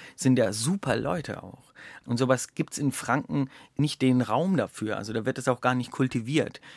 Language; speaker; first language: German; native; German